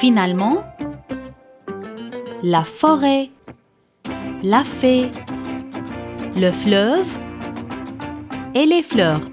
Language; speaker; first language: French; non-native, fluent; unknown